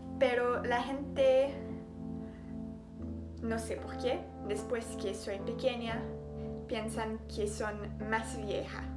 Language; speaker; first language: Spanish; non-native, learner; French